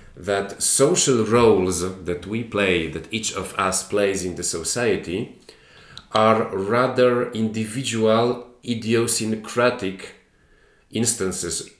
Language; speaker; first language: English; non-native, fluent; Polish